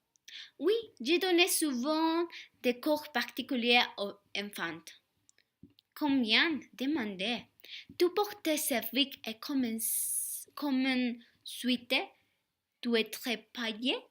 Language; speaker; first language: French; non-native, learner; Spanish